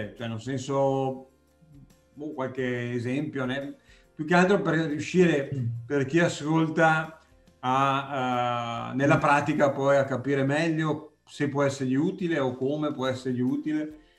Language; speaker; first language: Italian; native; Italian